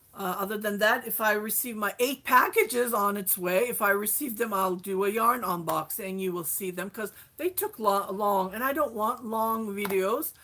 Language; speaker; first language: English; native; English